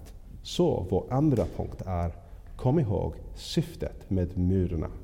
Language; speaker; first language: Swedish; non-native, fluent; English